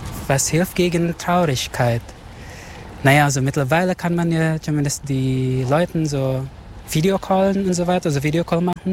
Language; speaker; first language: German; non-native, fluent; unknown